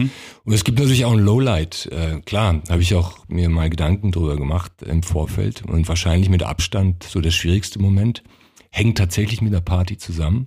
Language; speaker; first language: German; early bilingual, other home language; Croatian